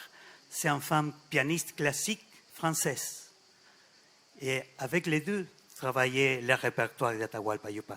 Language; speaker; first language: French; non-native, fluent; Spanish